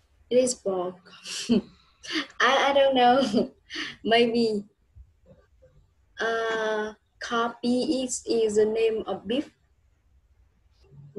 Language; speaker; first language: English; non-native, fluent; Vietnamese